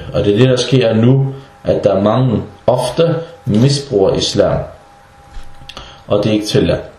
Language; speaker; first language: Danish; early bilingual, other home language; Arabic